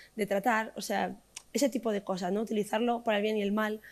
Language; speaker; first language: Spanish; native; Spanish